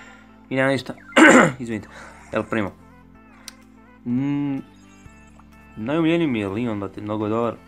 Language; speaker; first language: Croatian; early bilingual, heritage; Croatian